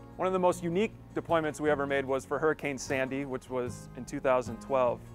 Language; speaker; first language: English; native; English